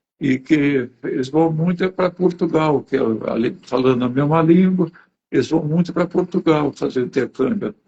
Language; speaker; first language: Portuguese; native; Portuguese